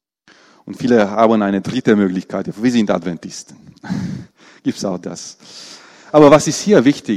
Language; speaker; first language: German; non-native, fluent; Romanian